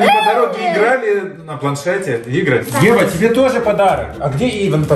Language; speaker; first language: Russian; native; Russian